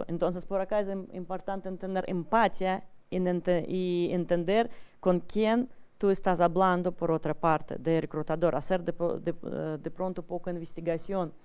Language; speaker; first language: Spanish; non-native, learner; Russian